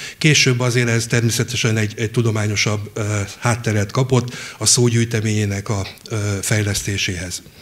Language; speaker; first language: Hungarian; native; Hungarian